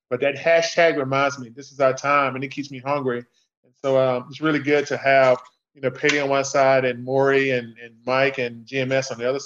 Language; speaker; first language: English; native; English